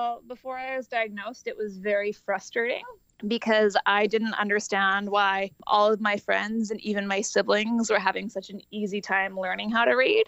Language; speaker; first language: English; native; English